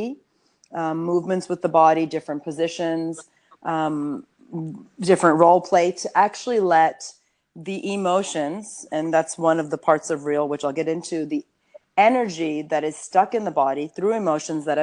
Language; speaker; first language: English; early bilingual, other home language; Urdu